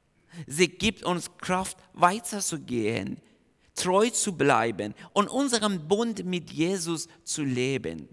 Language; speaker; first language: German; non-native, fluent; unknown